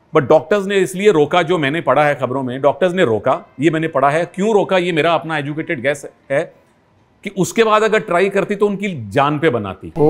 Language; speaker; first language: Hindi; native; Hindi